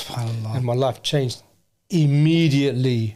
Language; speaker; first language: English; native; English